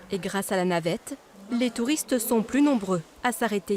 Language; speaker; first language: French; native; French